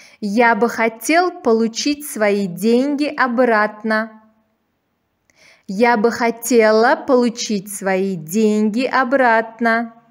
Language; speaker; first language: Russian; non-native, local second language; Uzbek